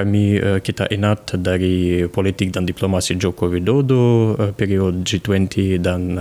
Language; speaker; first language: Indonesian; non-native, fluent; Russian